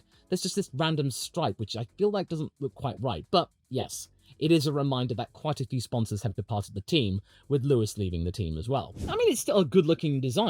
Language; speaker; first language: English; native; English